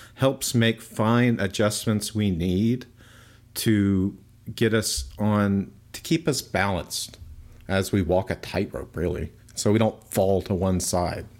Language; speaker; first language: English; native; English